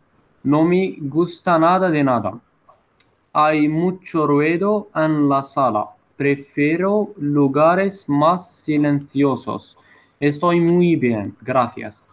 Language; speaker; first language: Spanish; non-native, learner; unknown